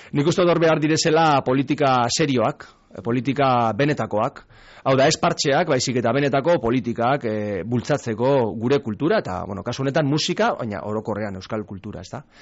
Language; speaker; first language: Basque; native; Basque